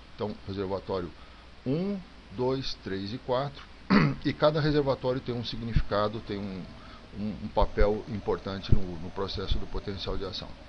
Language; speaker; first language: Portuguese; native; Portuguese